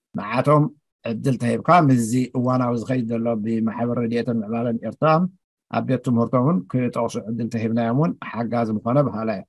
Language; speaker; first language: Tigrinya; native; Tigrinya